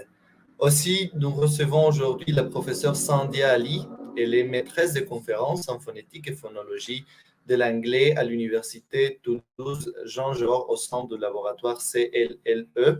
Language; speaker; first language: French; non-native, fluent; Spanish